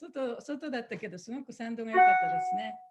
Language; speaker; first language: Japanese; native; Japanese